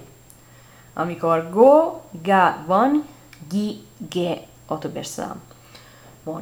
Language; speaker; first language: Hungarian; non-native, learner; Italian